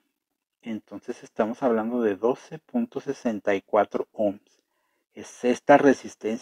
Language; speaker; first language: Spanish; native; Spanish